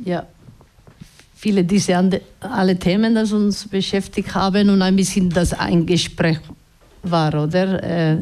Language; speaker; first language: German; non-native, learner; Basque